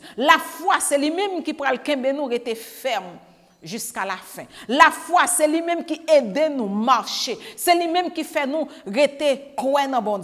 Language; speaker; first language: French; non-native, learner; Haitian Creole